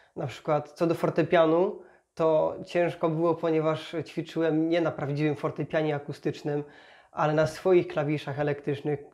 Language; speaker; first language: Polish; native; Polish